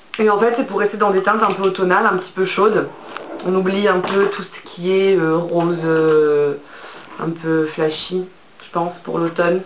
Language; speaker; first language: French; native; French